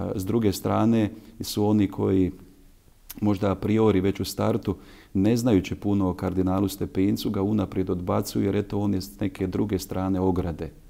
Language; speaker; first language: Croatian; native; Croatian